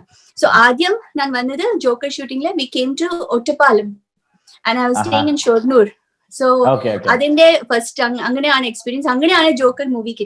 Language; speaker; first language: Malayalam; non-native, learner; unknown